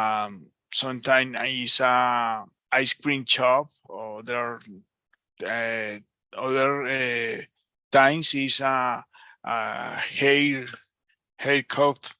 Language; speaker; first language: English; non-native, learner; Spanish